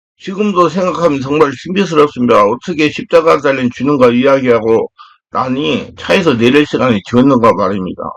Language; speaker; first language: Korean; native; Korean